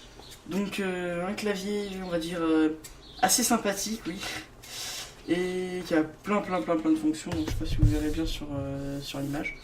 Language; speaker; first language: French; native; French